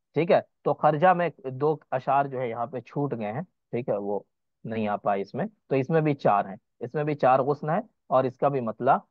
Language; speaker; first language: Hindi; native; Hindi